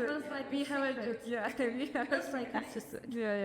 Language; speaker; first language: English; non-native, learner; Turkish